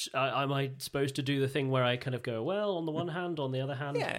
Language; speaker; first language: English; native; English